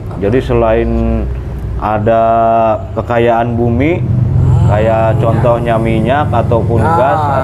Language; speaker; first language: Indonesian; native; Indonesian